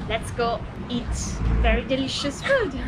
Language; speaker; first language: English; non-native, fluent; Italian